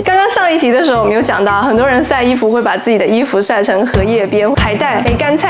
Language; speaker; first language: Chinese; native; Chinese